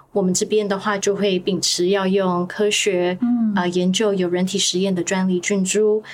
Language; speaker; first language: Chinese; early bilingual, other home language; Hebrew